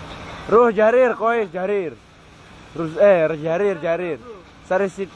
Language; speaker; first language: Arabic; non-native, learner; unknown